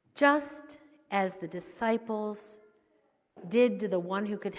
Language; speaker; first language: English; native; English